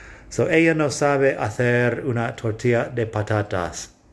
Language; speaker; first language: Spanish; non-native, fluent; English